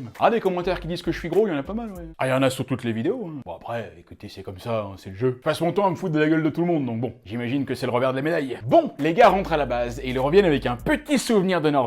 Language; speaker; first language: French; native; French